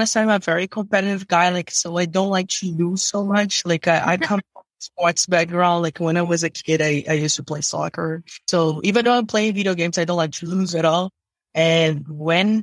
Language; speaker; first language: English; non-native, fluent; Portuguese